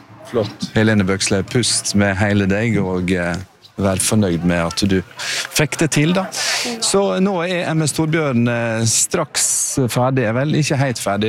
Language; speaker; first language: Norwegian; native; Norwegian